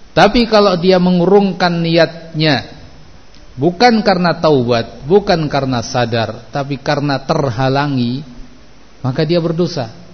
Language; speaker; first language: Indonesian; native; Indonesian